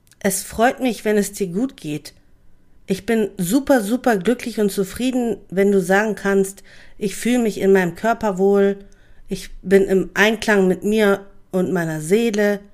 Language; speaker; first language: German; native; German